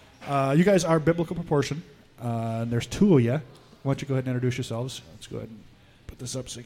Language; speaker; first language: English; native; English